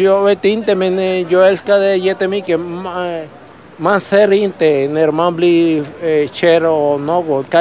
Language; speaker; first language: Swedish; early bilingual, other home language; Spanish